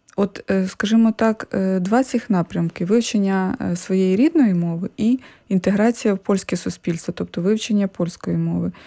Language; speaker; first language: Ukrainian; native; Ukrainian